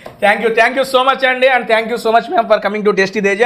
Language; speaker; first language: Telugu; native; Telugu